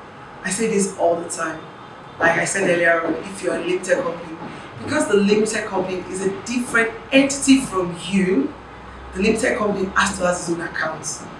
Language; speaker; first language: English; non-native, local second language; Yoruba